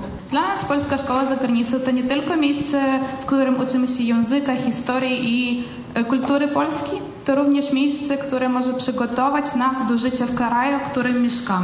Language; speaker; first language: Polish; early bilingual, heritage; Polish